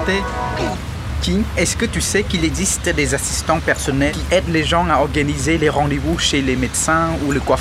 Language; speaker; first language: French; non-native, fluent; Khmer